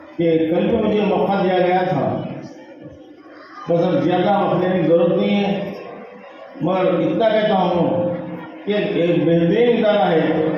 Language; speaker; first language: Urdu; native; Urdu